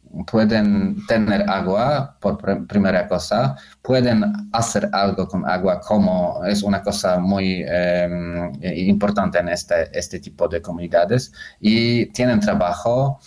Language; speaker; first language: Spanish; non-native, fluent; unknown